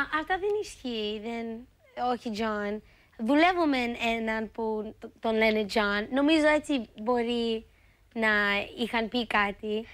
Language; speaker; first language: Greek; early bilingual, heritage; Greek